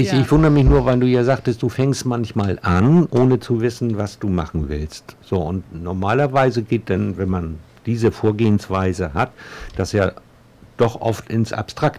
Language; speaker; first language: German; native; German